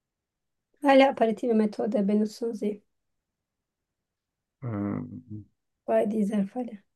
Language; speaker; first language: German; non-native, learner; Turkish